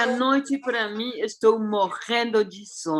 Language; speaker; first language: Portuguese; non-native, fluent; Spanish